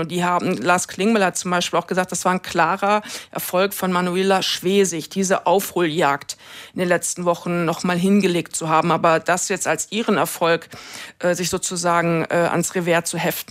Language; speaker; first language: German; native; German